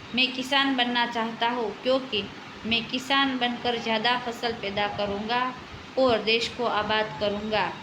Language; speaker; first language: Hindi; non-native, local second language; Gujarati